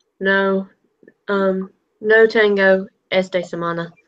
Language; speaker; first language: Spanish; non-native, learner; English